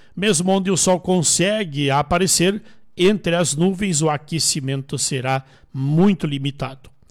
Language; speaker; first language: Portuguese; native; Portuguese